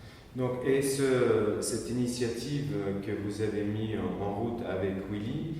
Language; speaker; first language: French; native; French